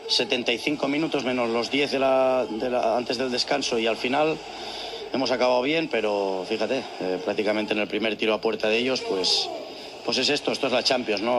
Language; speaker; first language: Spanish; native; Spanish